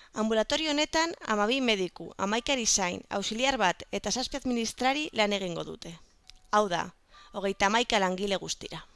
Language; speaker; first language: Basque; non-native, local second language; Spanish